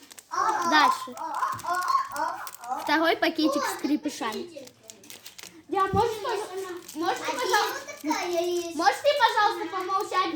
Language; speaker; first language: Russian; native; Russian